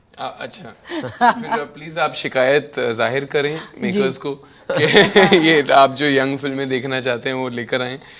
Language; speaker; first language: Hindi; native; Hindi